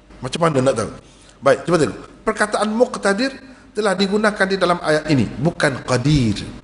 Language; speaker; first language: Malay; native; Malay